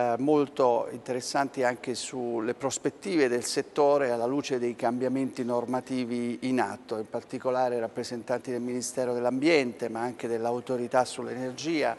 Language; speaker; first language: Italian; native; Italian